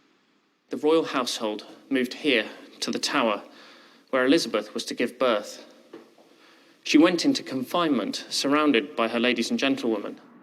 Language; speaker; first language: English; native; English